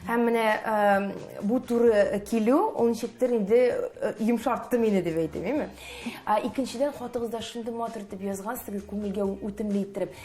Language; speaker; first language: Tatar; native; Tatar